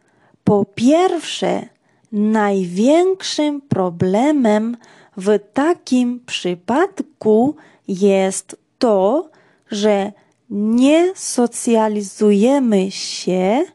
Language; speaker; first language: Polish; non-native, fluent; Georgian